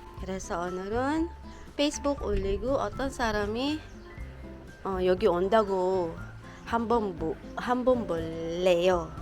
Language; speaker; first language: Korean; non-native, fluent; Filipino